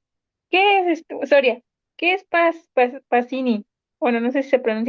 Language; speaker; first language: Spanish; native; Spanish